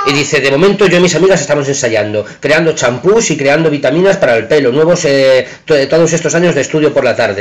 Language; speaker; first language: Spanish; native; Spanish